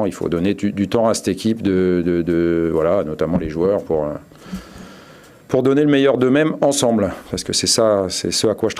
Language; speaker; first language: French; native; French